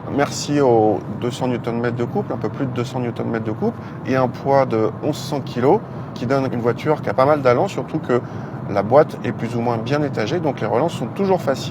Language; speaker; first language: French; native; French